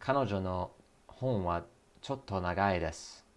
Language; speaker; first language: Japanese; non-native, learner; English